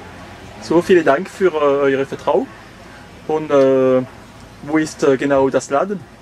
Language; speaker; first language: German; non-native, learner; French